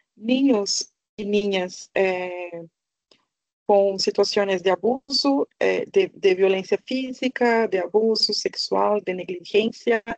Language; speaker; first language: Spanish; non-native, fluent; Portuguese